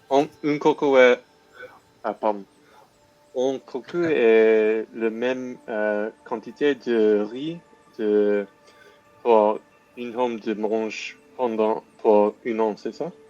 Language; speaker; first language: French; non-native, learner; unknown